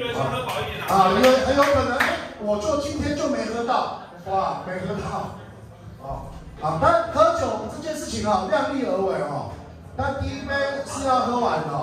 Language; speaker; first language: Chinese; native; Chinese